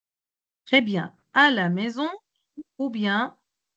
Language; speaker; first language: French; non-native, local second language; Arabic